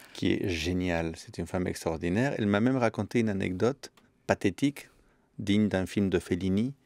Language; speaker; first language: French; early bilingual, other home language; Spanish